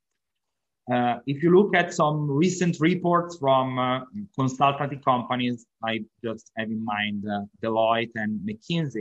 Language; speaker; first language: English; non-native, fluent; Italian